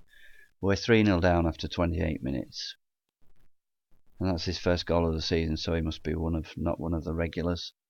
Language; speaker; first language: English; native; English